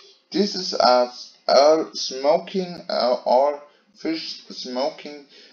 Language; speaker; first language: English; non-native, learner; German